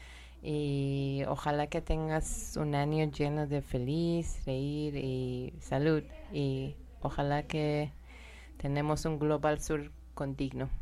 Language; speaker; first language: Spanish; non-native, learner; Persian